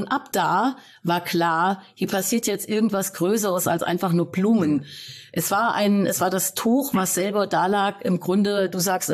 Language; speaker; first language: German; native; German